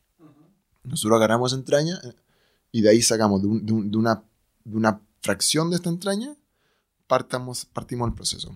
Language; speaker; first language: Spanish; native; Spanish